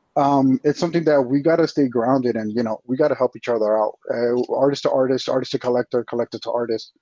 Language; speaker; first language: English; early bilingual, other home language; Spanish